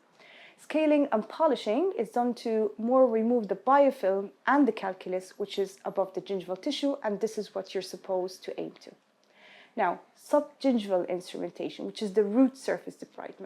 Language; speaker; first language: English; non-native, fluent; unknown